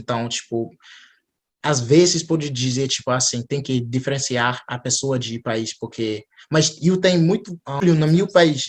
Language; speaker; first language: Portuguese; non-native, fluent; English